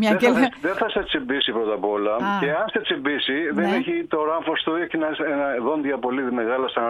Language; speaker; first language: Greek; native; Greek